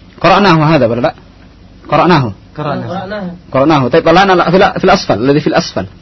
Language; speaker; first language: Arabic; non-native, fluent; Indonesian